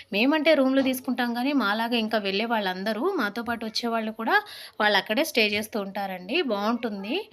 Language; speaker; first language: Telugu; non-native, local second language; Lambadi